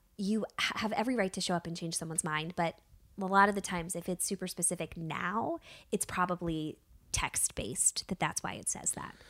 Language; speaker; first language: English; native; English